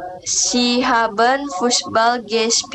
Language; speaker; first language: German; non-native, learner; Indonesian